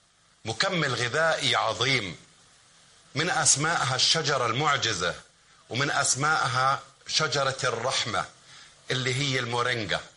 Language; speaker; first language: Arabic; native; Arabic